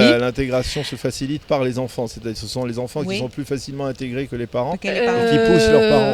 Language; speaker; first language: French; native; French